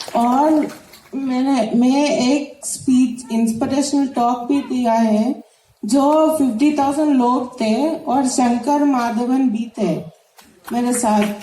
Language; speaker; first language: Hindi; non-native, local second language; Telugu